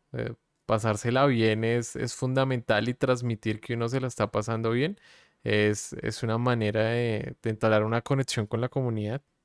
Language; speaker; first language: Spanish; native; Spanish